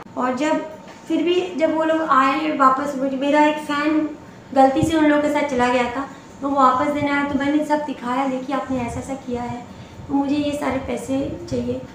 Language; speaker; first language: Hindi; non-native, local second language; Bangla